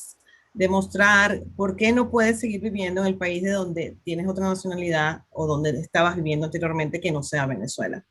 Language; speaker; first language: Spanish; native; Spanish